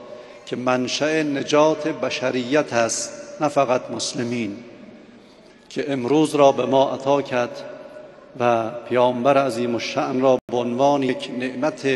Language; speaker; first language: Persian; native; Persian